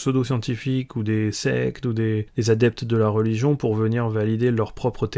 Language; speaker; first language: French; native; French